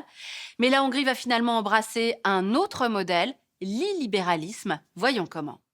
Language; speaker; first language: French; native; French